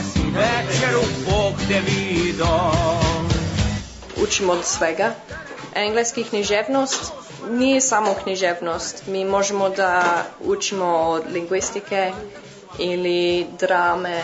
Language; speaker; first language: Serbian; early bilingual, heritage; English